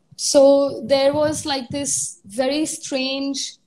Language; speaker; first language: English; non-native, local second language; Hindi